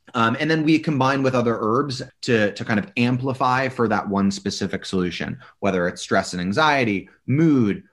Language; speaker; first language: English; native; English